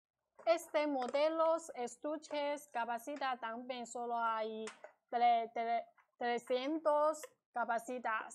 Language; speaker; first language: Spanish; non-native, learner; Chinese